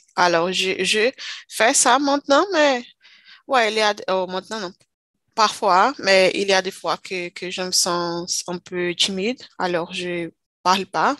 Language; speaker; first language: French; non-native, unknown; Portuguese